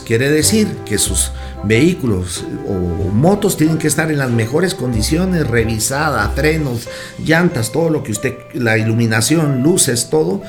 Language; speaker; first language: Spanish; native; Spanish